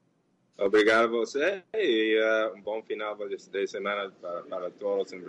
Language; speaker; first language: Portuguese; non-native, fluent; English